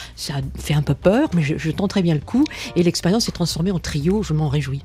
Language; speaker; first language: French; native; French